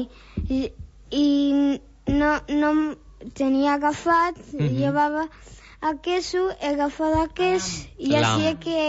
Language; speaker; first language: Catalan; non-native, learner; Portuguese